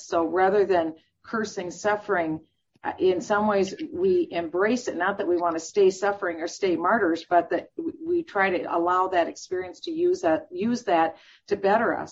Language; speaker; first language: English; native; English